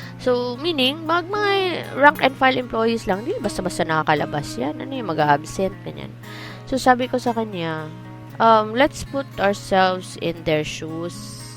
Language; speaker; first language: Filipino; non-native, local second language; Cebuano